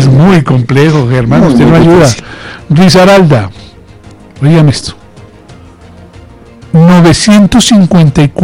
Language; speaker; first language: Spanish; native; Spanish